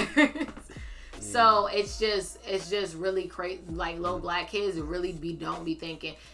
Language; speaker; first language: English; native; English